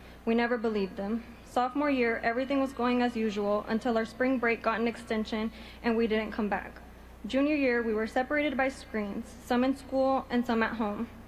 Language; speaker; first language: English; early bilingual, other home language; Spanish